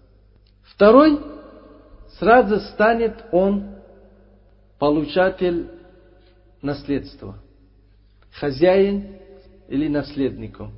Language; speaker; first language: Russian; non-native, fluent; Uzbek